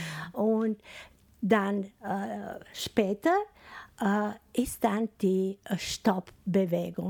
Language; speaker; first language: German; non-native, learner; Albanian